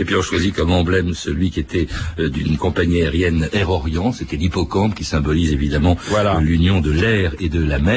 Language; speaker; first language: French; native; French